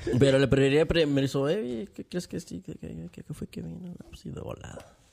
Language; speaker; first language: Spanish; early bilingual, heritage; Spanish